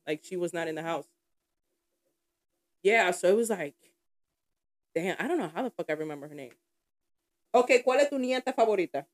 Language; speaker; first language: English; early bilingual, other home language; Spanish